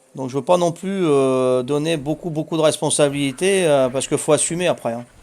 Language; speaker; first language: French; native; French